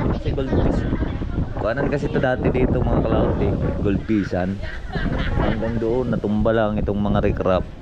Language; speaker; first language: Filipino; native; Filipino